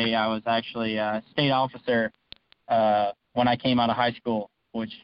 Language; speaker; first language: English; native; English